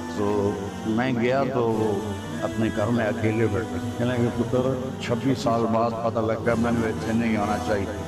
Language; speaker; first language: Urdu; non-native, local second language; Punjabi